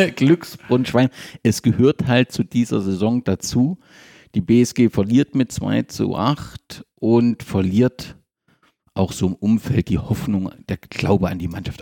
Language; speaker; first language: German; native; German